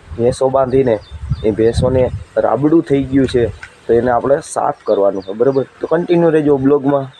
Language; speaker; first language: Gujarati; native; Gujarati